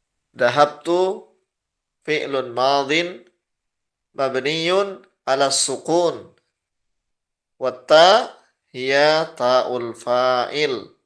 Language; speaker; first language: Arabic; non-native, fluent; Indonesian